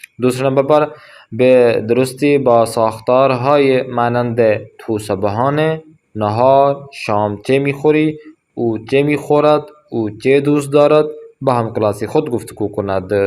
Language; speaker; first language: Persian; non-native, fluent; Urdu